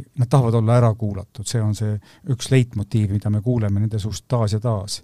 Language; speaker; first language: Estonian; native; Estonian